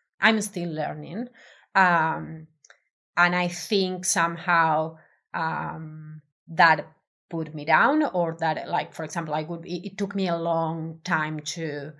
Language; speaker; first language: English; non-native, fluent; Spanish